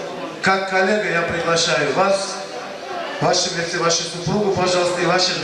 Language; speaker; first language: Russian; non-native, local second language; Azerbaijani